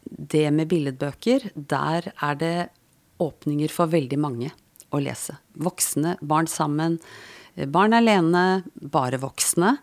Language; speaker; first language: Norwegian; native; Norwegian